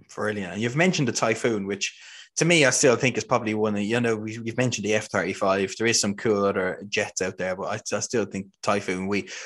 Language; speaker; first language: English; native; English